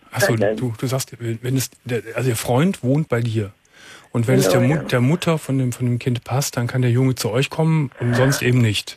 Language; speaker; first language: German; native; German